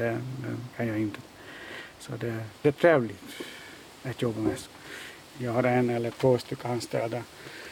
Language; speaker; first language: Swedish; non-native, fluent; Hungarian